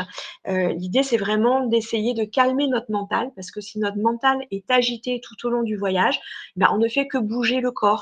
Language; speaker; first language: French; native; French